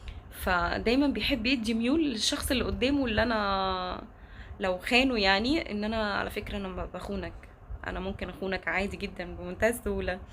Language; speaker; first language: Arabic; native; Arabic